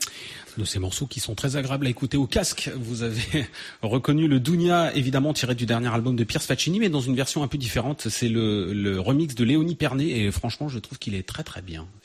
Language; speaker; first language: French; native; French